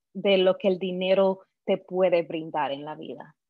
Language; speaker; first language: Spanish; native; Spanish